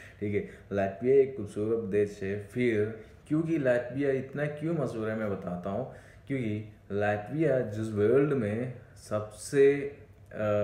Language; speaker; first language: Hindi; non-native, local second language; Malayalam